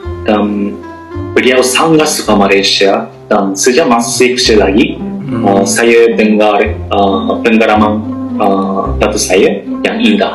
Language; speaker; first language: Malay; non-native, fluent; Japanese